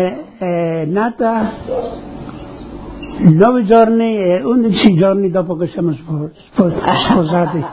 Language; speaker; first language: Italian; non-native, local second language; Friulian